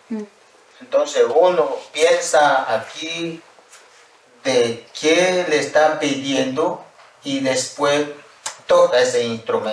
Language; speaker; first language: Spanish; non-native, local second language; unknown